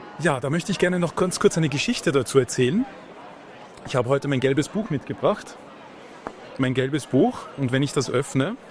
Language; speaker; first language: German; native; German